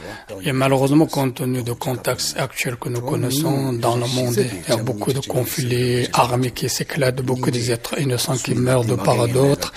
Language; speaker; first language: French; non-native, fluent; Tibetan